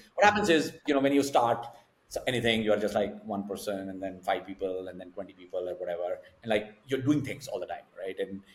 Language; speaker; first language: English; non-native, local second language; Hindi